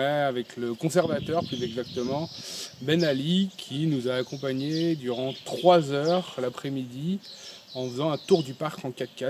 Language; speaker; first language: French; native; French